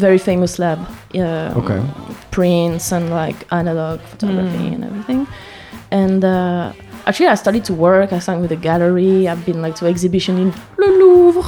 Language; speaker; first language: English; non-native, fluent; French